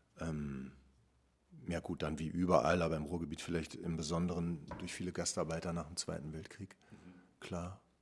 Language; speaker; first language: German; native; German